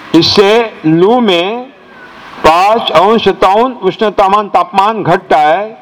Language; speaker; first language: Hindi; non-native, local second language; Marathi